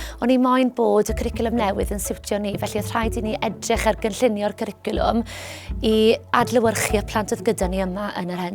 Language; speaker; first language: Welsh; native; Welsh